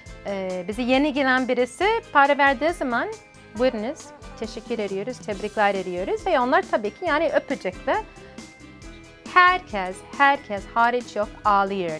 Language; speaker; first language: Turkish; non-native, learner; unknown